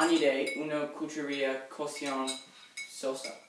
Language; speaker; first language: Spanish; non-native, learner; English